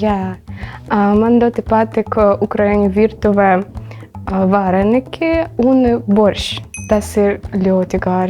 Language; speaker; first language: Latvian; non-native, learner; Ukrainian